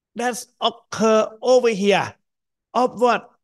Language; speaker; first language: English; non-native, fluent; Thai